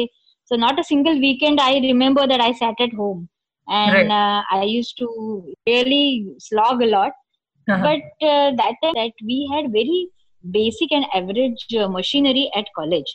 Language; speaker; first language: English; non-native, local second language; Marathi